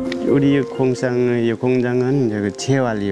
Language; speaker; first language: Korean; non-native, learner; Nepali